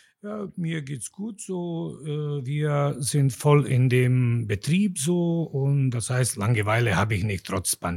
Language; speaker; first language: German; non-native, fluent; Bosnian